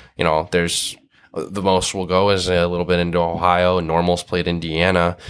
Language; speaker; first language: English; native; English